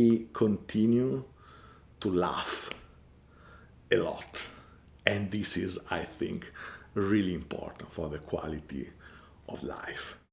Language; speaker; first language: English; non-native, learner; Italian